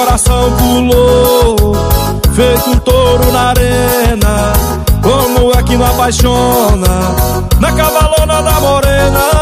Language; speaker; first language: Portuguese; native; Portuguese